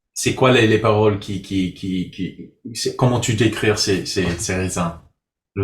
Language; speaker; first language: French; non-native, learner; English